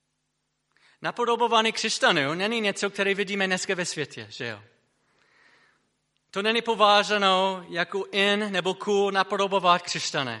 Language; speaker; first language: Czech; non-native, fluent; English